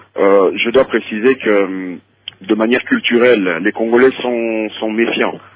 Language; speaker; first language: French; non-native, local second language; Lingala